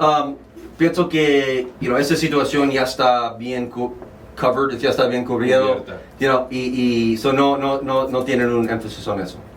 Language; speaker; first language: Spanish; early bilingual, heritage; Spanish